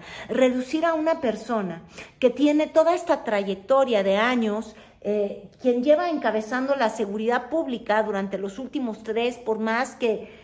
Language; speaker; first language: Spanish; native; Spanish